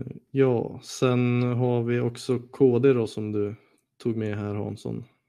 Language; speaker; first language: Swedish; native; Swedish